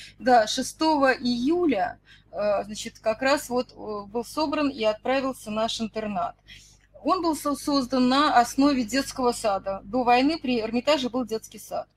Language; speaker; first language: Russian; native; Russian